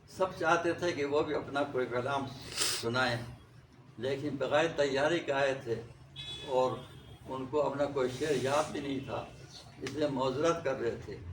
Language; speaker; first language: Urdu; non-native, local second language; Khowar